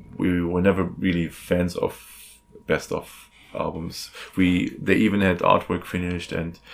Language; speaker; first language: English; non-native, fluent; German